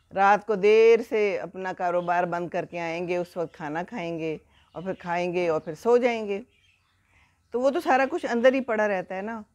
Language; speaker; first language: Urdu; native; Urdu